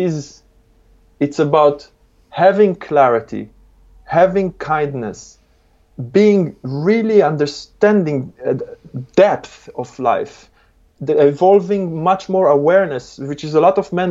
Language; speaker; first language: English; non-native, fluent; Hebrew